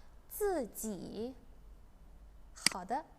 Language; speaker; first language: Chinese; non-native, fluent; Indonesian